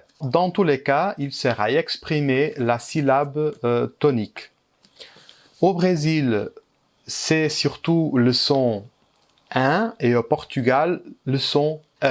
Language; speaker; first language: French; early bilingual, heritage; Portuguese